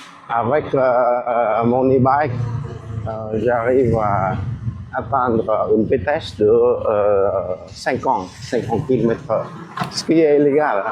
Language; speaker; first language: French; non-native, fluent; Vietnamese